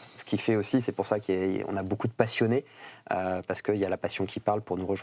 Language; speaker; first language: French; native; French